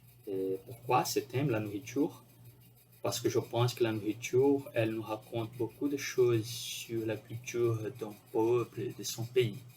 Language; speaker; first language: French; non-native, fluent; Portuguese